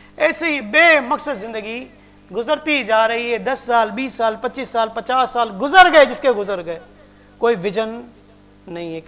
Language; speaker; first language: Urdu; non-native, local second language; Punjabi